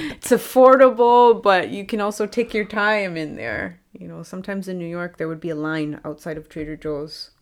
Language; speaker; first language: English; native; English